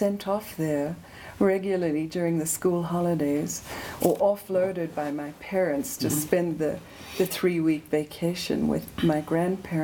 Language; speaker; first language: English; native; English